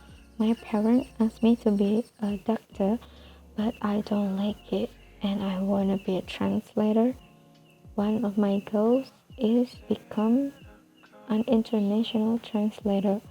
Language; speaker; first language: English; non-native, fluent; Indonesian